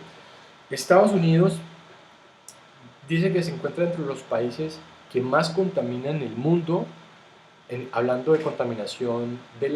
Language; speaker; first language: Spanish; native; Spanish